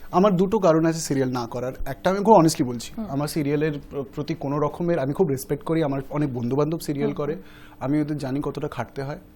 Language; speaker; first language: Bangla; early bilingual, heritage; Bangla